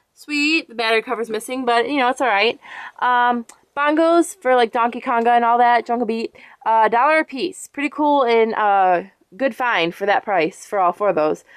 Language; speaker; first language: English; native; English